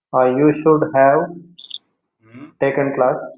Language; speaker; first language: English; non-native, learner; Hindi